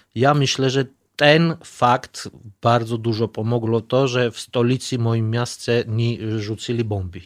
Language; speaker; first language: Polish; non-native, fluent; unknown